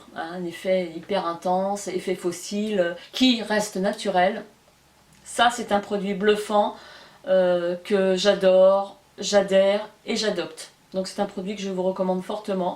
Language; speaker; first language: French; native; French